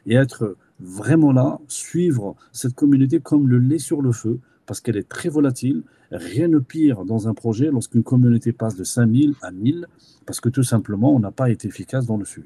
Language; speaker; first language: French; native; French